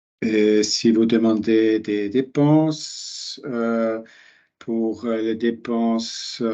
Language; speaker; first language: French; non-native, local second language; German